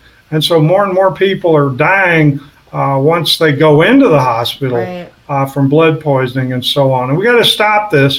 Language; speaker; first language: English; native; English